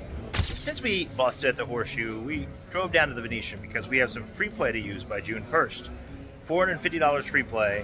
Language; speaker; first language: English; native; English